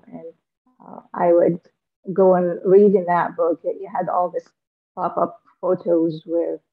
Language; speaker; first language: English; non-native, fluent; Arabic